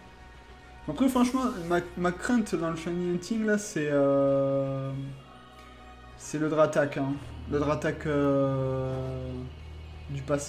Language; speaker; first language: French; native; French